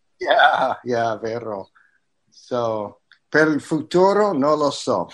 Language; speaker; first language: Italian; non-native, learner; English